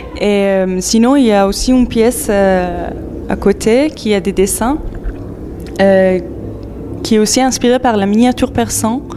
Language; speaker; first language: French; non-native, fluent; Persian